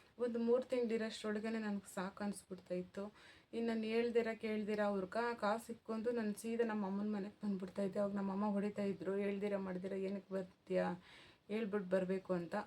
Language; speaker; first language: Kannada; non-native, local second language; Telugu